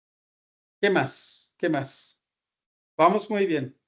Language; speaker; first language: Spanish; non-native, fluent; Hindi